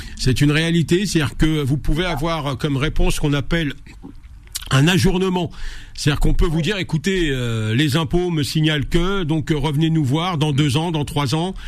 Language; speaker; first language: French; native; French